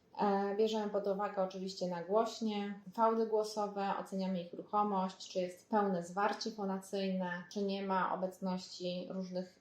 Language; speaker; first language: Polish; native; Polish